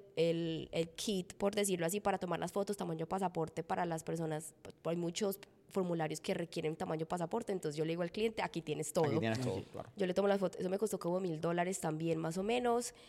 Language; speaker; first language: Spanish; native; Spanish